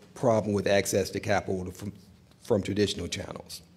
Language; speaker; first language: English; native; English